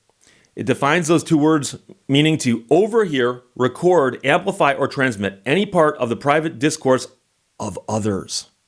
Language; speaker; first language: English; native; English